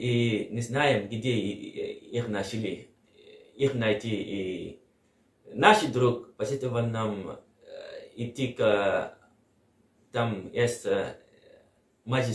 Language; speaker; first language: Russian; non-native, learner; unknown